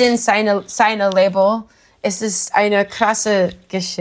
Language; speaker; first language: German; non-native, learner; English